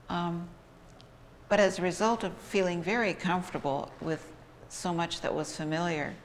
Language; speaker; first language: English; native; English